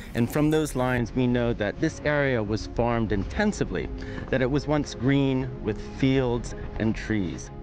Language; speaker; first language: English; native; English